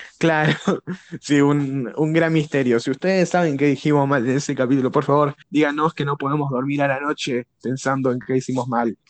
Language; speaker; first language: Spanish; native; Spanish